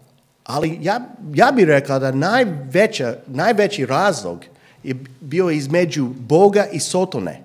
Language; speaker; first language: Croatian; non-native, fluent; English